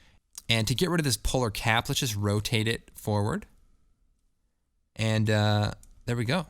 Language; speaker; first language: English; native; English